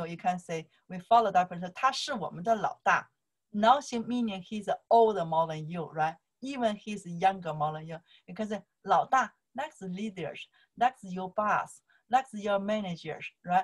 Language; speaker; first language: English; non-native, learner; Chinese